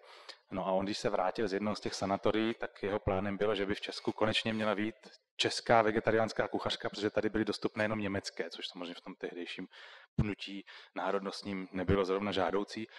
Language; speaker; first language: Czech; native; Czech